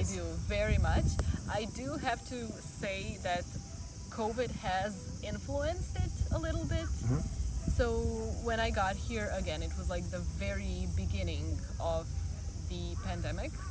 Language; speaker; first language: English; non-native, fluent; Croatian